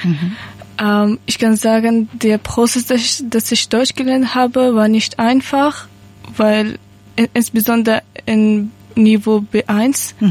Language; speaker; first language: German; non-native, learner; Persian